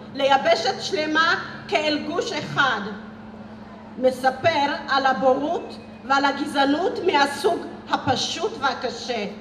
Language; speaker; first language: Hebrew; early bilingual, other home language; Amharic